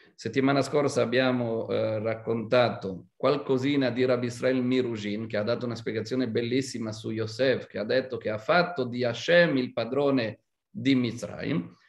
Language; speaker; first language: Italian; non-native, fluent; Hebrew